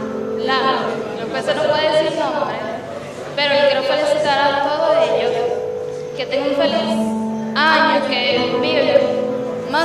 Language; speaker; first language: Spanish; non-native, learner; Haitian Creole